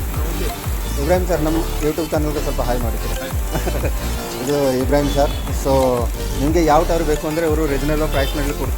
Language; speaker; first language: Kannada; non-native, learner; Hindi